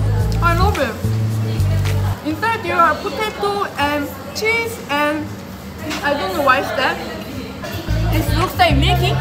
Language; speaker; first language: English; non-native, learner; Korean